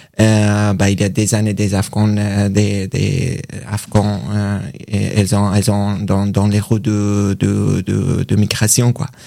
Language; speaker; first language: French; non-native, learner; Persian